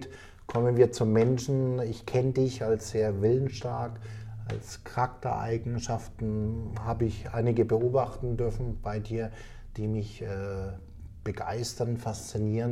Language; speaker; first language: German; native; German